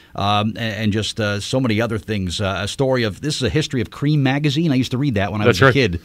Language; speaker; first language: English; native; English